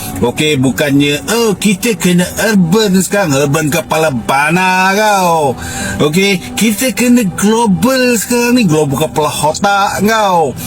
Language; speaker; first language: Malay; native; Malay